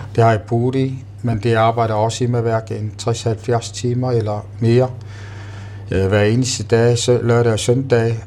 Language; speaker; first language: Danish; non-native, local second language; Kalaallisut